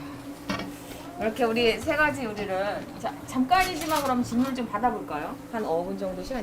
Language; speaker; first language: Korean; native; Korean